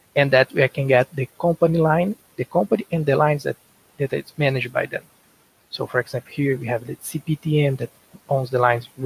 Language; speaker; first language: English; non-native, learner; Portuguese